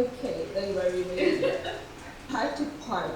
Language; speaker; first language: English; non-native, fluent; Spanish